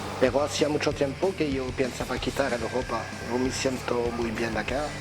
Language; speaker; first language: Spanish; non-native, learner; French